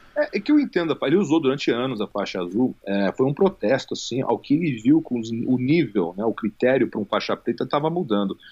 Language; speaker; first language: Portuguese; native; Portuguese